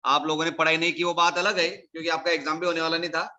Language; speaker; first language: Hindi; non-native, local second language; Marathi